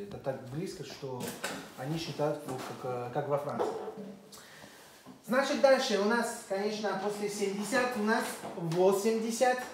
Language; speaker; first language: Russian; non-native, fluent; French